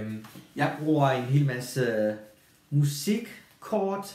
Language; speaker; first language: Danish; non-native, fluent; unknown